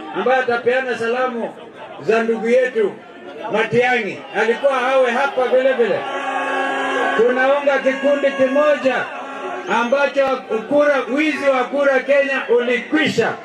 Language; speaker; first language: Swahili; non-native, local second language; Kikuyu